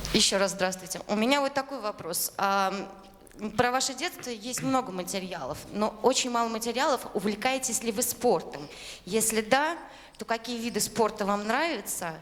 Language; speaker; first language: Russian; native; Russian